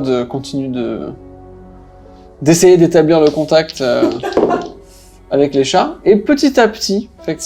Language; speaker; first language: French; native; French